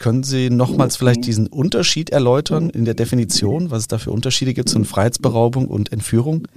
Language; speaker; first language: German; native; German